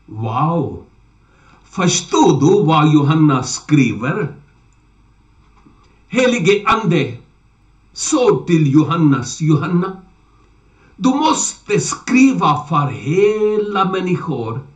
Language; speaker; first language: Swedish; non-native, learner; Urdu